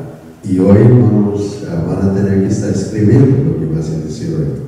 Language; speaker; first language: Spanish; non-native, learner; Korean